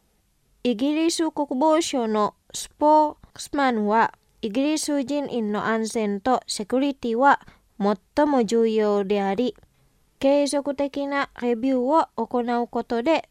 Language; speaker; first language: Japanese; non-native, fluent; Indonesian